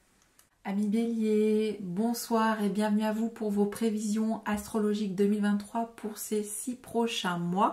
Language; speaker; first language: French; native; French